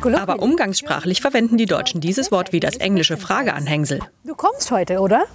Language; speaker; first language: German; non-native, fluent; Bangla